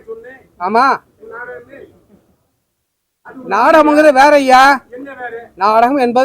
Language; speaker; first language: Tamil; native; Tamil